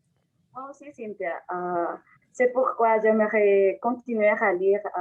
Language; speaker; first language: French; non-native, learner; Spanish